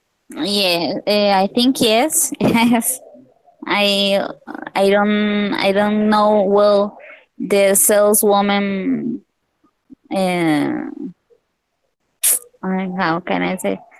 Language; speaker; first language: English; non-native, learner; Spanish